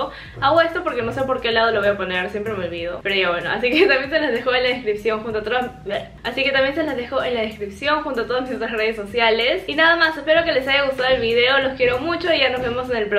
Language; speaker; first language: Spanish; native; Spanish